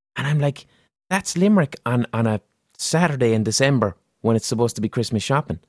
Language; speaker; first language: English; native; English